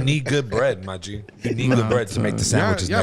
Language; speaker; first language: English; native; English